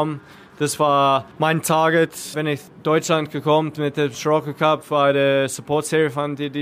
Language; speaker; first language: German; non-native, learner; English